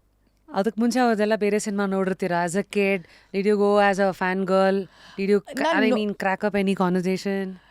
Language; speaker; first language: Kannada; native; Kannada